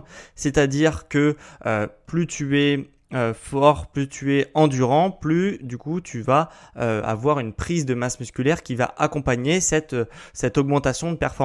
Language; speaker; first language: French; native; French